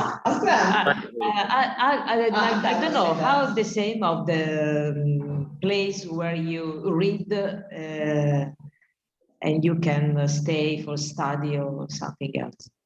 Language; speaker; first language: English; non-native, learner; Italian